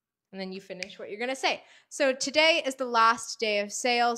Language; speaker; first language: English; native; English